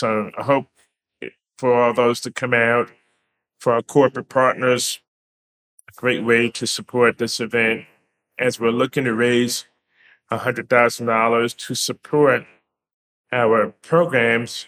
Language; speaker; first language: English; native; English